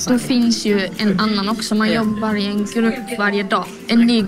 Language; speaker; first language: Swedish; early bilingual, other home language; Azerbaijani